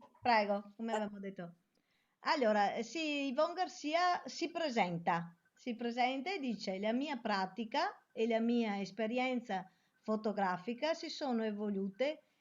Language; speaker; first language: Italian; native; Italian